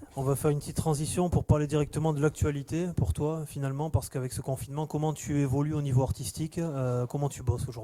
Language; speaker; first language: French; native; French